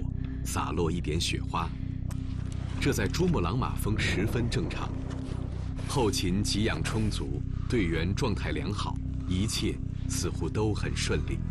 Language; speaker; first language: Chinese; native; Chinese